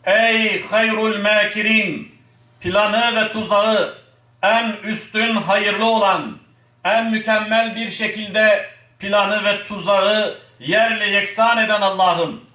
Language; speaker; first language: Turkish; native; Turkish